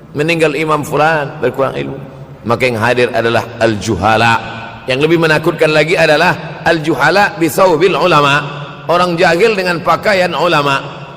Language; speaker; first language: Malay; native; Malay